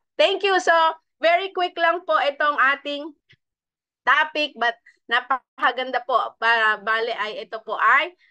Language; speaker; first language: Filipino; native; Filipino